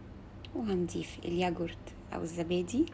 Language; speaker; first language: Arabic; native; Arabic